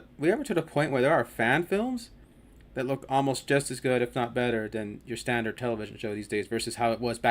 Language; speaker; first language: English; native; English